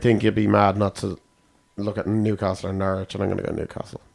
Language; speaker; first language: English; native; English